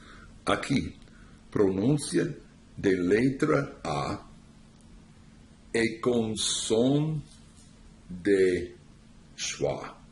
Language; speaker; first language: Portuguese; non-native, learner; English